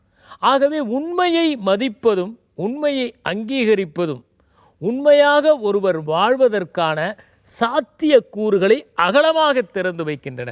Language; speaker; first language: Tamil; native; Tamil